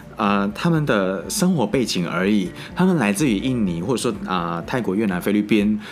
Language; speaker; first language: Chinese; non-native, fluent; Indonesian